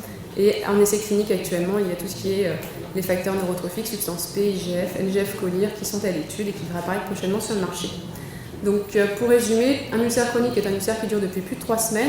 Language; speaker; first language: French; native; French